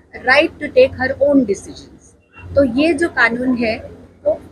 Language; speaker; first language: Hindi; non-native, local second language; Marathi